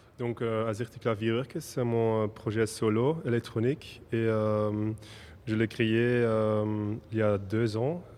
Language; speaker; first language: French; non-native, local second language; Dutch